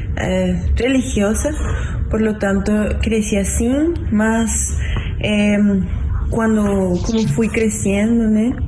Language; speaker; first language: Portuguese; non-native, learner; Spanish